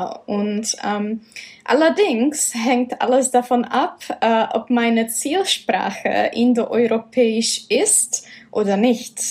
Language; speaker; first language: German; non-native, fluent; Czech